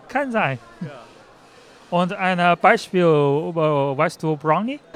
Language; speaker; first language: German; non-native, learner; Chinese